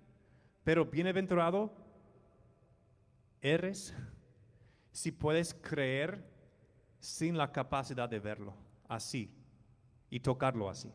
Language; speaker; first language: Spanish; non-native, fluent; English